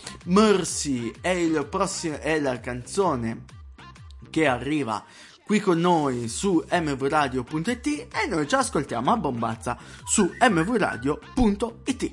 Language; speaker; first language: Italian; native; Italian